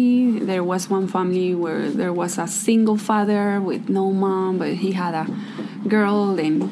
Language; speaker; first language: English; non-native, fluent; Spanish